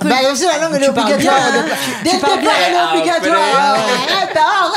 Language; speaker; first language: French; native; French